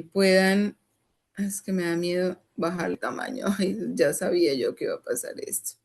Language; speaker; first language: Spanish; native; Spanish